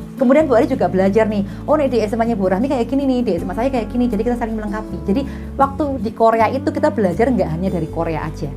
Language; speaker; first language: Indonesian; native; Indonesian